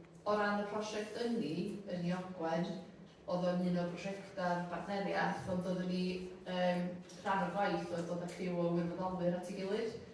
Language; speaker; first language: Welsh; native; Welsh